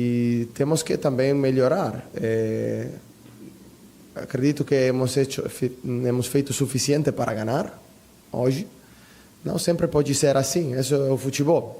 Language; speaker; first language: Portuguese; non-native, fluent; Italian